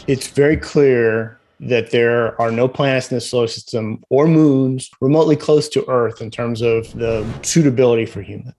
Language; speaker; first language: English; native; English